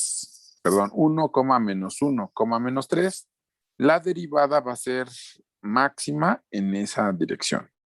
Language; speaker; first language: Spanish; native; Spanish